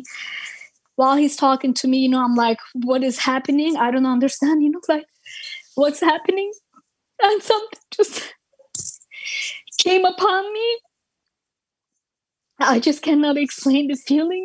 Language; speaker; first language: English; non-native, fluent; Turkish